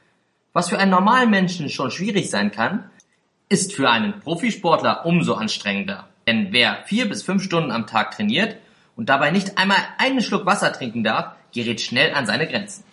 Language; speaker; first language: German; native; German